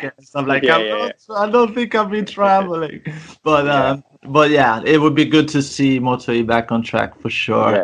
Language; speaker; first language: English; non-native, fluent; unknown